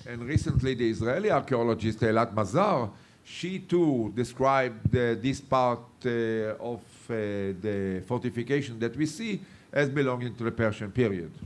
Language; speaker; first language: English; non-native, fluent; Hebrew